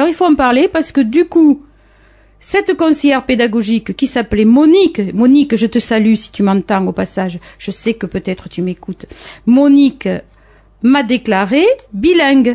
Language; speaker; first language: French; native; French